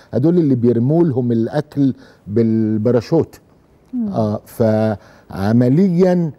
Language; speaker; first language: Arabic; native; Arabic